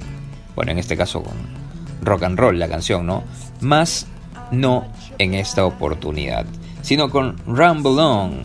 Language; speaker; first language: Spanish; native; Spanish